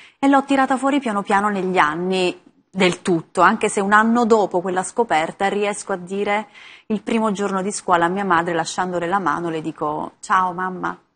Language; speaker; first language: Italian; native; Italian